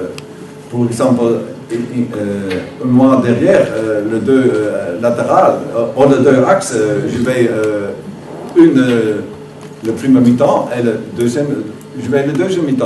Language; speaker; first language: French; non-native, learner; Dutch